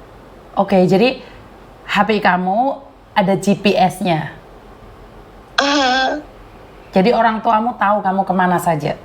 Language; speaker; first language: Indonesian; non-native, local second language; Javanese